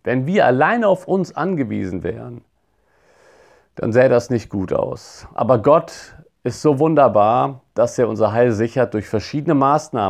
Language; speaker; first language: German; native; German